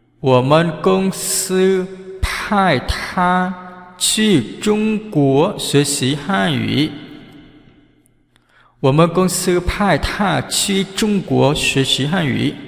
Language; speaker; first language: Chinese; non-native, fluent; Vietnamese